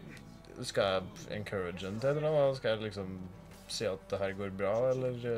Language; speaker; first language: Norwegian; native; Norwegian